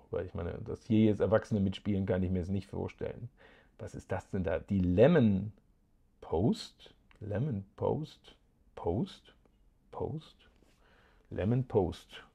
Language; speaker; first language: German; native; German